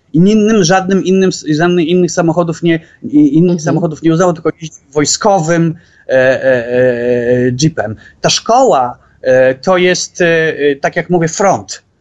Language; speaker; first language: Polish; native; Polish